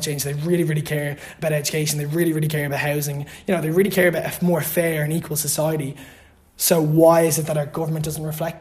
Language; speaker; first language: English; native; English